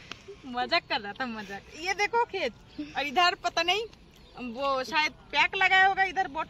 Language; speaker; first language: Hindi; non-native, local second language; Bangla